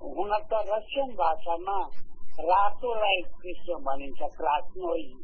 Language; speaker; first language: Nepali; native; Nepali